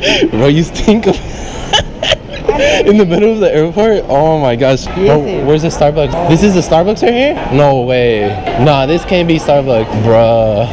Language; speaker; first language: English; early bilingual, other home language; Spanish